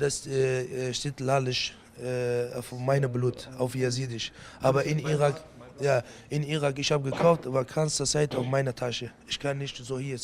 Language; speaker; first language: German; non-native, learner; Kurdish